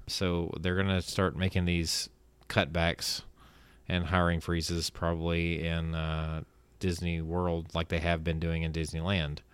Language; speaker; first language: English; native; English